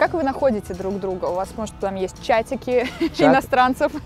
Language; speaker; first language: Russian; native; Russian